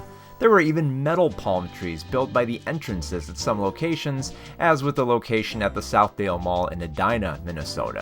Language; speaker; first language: English; native; English